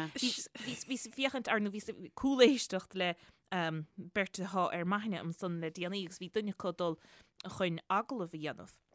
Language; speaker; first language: Irish; native; Irish